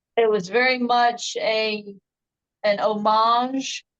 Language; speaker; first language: English; native; English